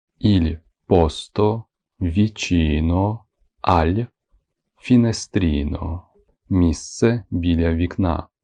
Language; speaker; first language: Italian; non-native, fluent; Ukrainian